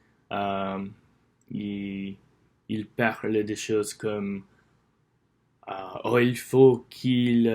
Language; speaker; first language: French; non-native, learner; English